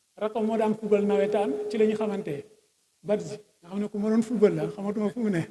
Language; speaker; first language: Wolof; native; Wolof